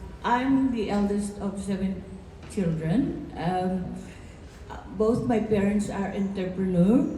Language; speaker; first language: English; non-native, local second language; Filipino